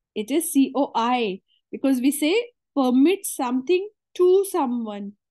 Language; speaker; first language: English; non-native, local second language; Hindi